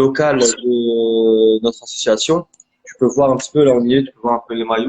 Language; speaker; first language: French; native; French